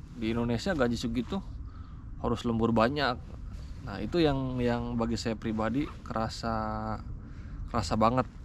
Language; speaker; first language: Indonesian; native; Indonesian